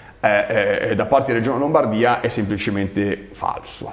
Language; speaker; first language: Italian; native; Italian